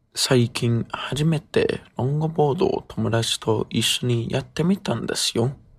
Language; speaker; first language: Japanese; non-native, learner; English